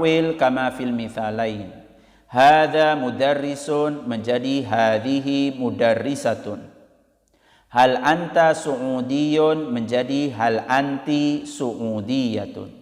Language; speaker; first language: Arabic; non-native, fluent; Indonesian